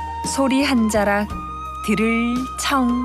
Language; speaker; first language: Korean; native; Korean